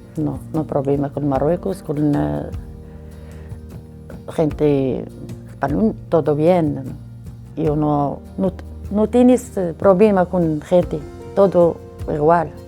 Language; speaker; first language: Spanish; non-native, learner; Arabic